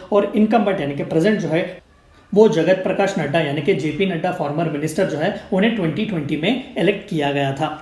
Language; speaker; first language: Hindi; native; Hindi